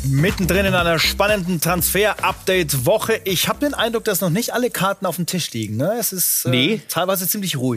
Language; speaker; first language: German; native; German